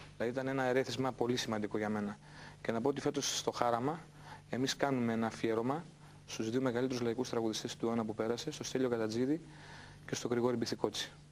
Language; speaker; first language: Greek; early bilingual, heritage; Greek